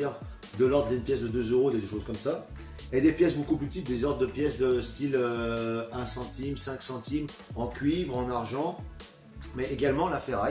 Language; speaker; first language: French; native; French